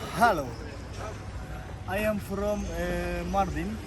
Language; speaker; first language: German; early bilingual, other home language; Turkish